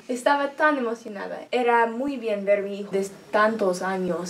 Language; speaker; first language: Spanish; non-native, learner; English